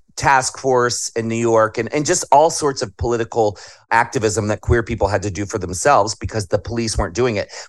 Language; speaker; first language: English; native; English